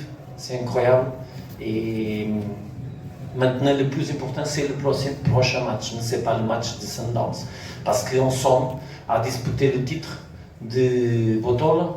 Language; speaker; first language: French; non-native, learner; Portuguese